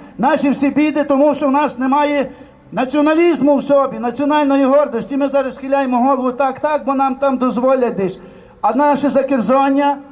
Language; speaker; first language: Ukrainian; native; Ukrainian